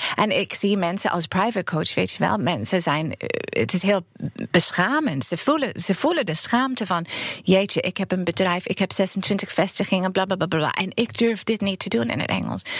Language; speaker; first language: Dutch; non-native, fluent; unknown